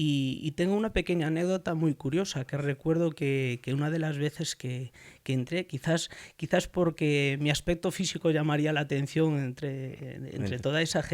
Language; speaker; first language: Spanish; native; Spanish